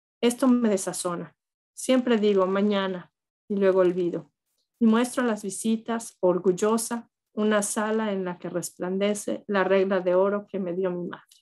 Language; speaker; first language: Spanish; native; Spanish